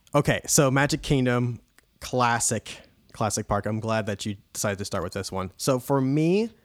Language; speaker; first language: English; native; English